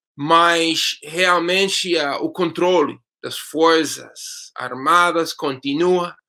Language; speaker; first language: Portuguese; non-native, fluent; English